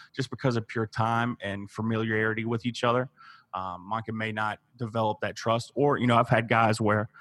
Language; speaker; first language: English; native; English